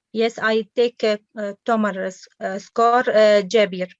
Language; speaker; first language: English; non-native, learner; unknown